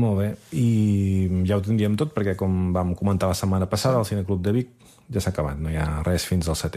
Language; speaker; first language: Catalan; native; Catalan